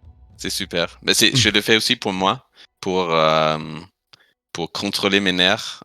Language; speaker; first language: French; non-native, fluent; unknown